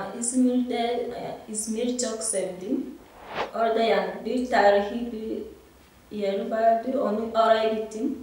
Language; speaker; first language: Turkish; non-native, learner; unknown